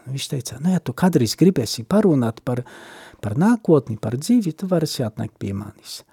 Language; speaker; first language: Latvian; non-native, fluent; Polish